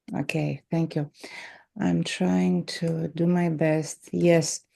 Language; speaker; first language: English; non-native, fluent; Romanian